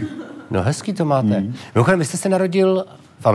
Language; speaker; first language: Czech; native; Czech